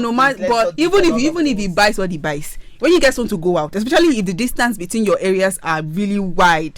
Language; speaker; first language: English; non-native, local second language; Yoruba